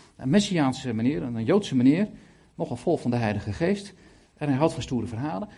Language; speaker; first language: Dutch; native; Dutch